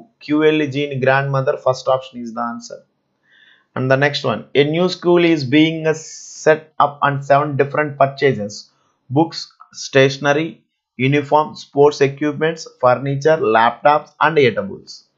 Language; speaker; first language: English; non-native, local second language; Telugu